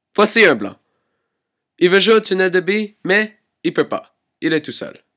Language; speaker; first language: French; native; French